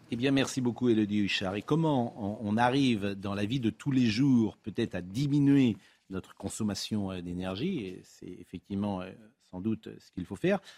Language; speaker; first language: French; native; French